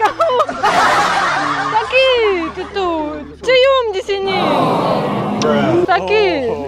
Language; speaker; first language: Indonesian; non-native, learner; Russian